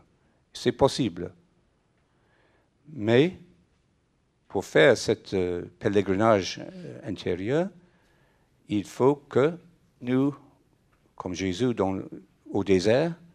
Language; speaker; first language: French; non-native, fluent; English